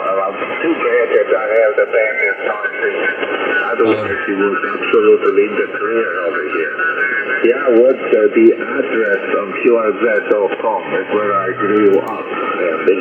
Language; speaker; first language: English; non-native, fluent; Italian